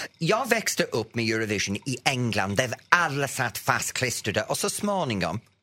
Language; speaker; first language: Swedish; non-native, fluent; English